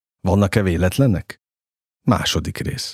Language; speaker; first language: Hungarian; native; Hungarian